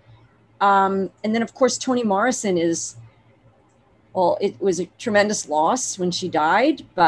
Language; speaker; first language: English; native; English